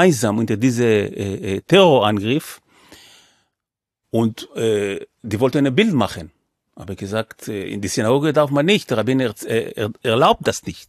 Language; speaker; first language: German; non-native, fluent; Hebrew